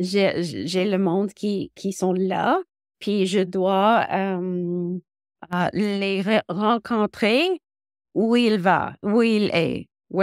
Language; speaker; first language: French; non-native, local second language; English